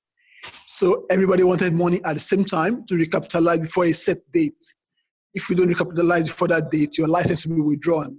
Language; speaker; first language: English; non-native, local second language; Yoruba